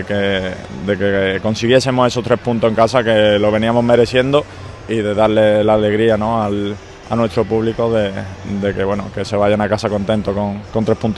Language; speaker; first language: Spanish; native; Spanish